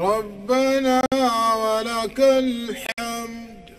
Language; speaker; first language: Arabic; native; Arabic